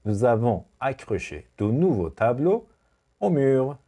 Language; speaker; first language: French; non-native, fluent; Persian